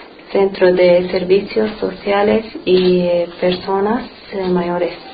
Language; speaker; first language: Spanish; non-native, learner; Arabic